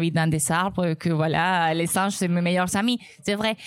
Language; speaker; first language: French; non-native, fluent; Spanish